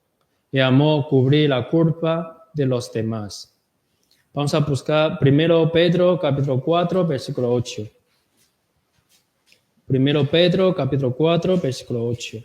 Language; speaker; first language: Spanish; non-native, learner; Korean